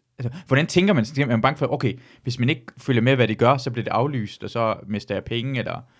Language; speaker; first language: Danish; early bilingual, other home language; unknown